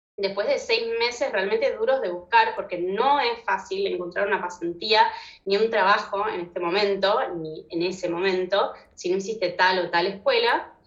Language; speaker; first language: Spanish; native; Spanish